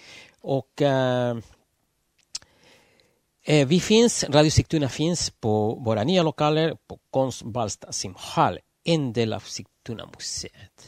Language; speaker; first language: Swedish; non-native, fluent; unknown